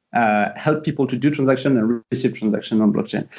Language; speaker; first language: English; non-native, fluent; French